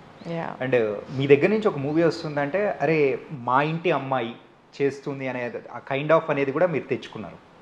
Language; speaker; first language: Telugu; native; Telugu